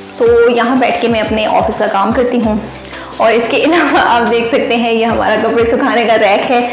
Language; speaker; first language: Urdu; native; Urdu